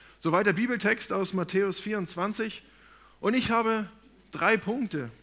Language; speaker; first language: German; native; German